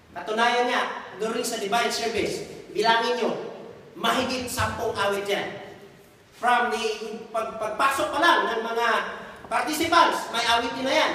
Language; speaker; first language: Filipino; non-native, local second language; Cebuano